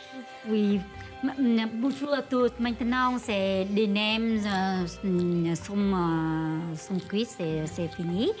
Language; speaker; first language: French; non-native, learner; Vietnamese